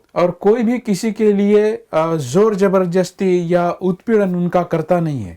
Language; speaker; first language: Hindi; non-native, local second language; Marathi